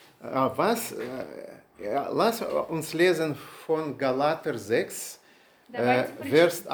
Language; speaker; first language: German; non-native, learner; Russian